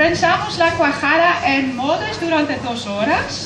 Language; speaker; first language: Spanish; non-native, fluent; Dutch